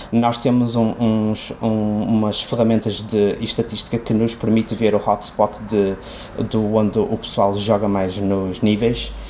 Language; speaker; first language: Portuguese; native; Portuguese